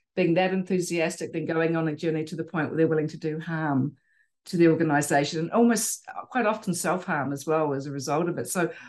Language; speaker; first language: English; native; English